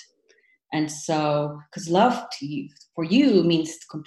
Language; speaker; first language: English; early bilingual, other home language; Spanish